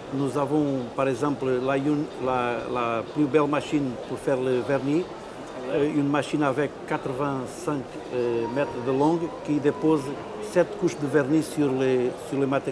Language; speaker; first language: French; non-native, fluent; Portuguese